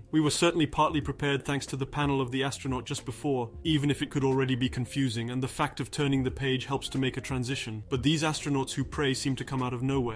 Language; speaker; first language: English; non-native, fluent; French